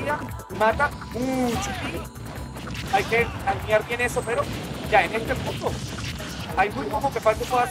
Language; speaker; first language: Spanish; native; Spanish